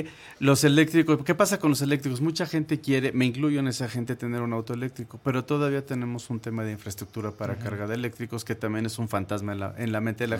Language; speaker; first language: Spanish; native; Spanish